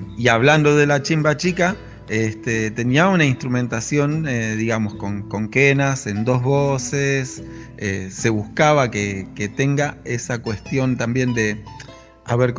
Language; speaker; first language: Spanish; native; Spanish